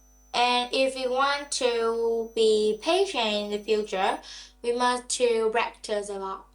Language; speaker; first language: English; non-native, learner; Vietnamese